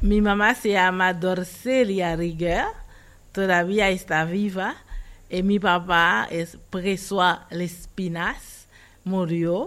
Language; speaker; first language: Spanish; non-native, fluent; Haitian Creole